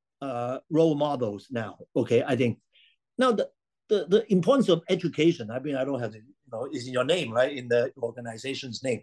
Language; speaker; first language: English; non-native, local second language; Cantonese